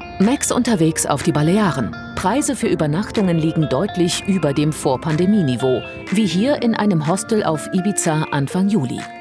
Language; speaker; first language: German; native; German